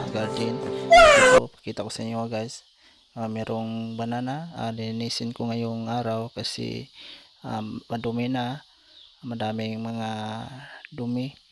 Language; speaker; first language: Filipino; non-native, local second language; Cebuano